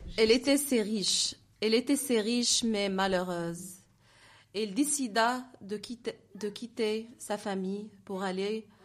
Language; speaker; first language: French; non-native, learner; Arabic